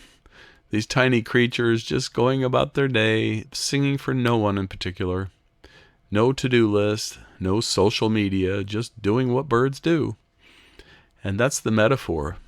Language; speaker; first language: English; native; English